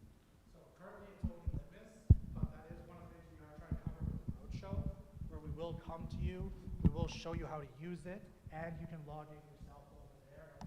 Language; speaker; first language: English; native; English